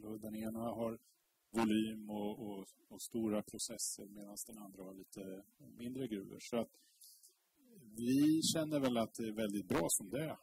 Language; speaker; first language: Swedish; native; Swedish